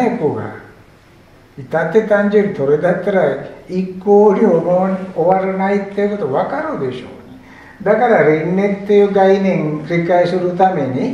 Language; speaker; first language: Japanese; non-native, fluent; Sinhala